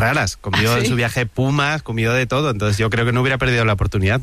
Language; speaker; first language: Spanish; native; Spanish